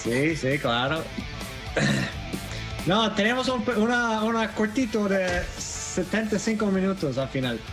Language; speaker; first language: Spanish; non-native, fluent; English